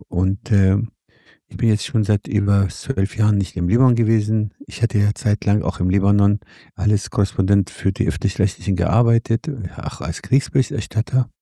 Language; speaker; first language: German; non-native, fluent; Arabic